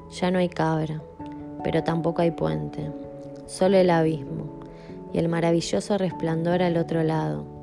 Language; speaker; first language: Spanish; native; Spanish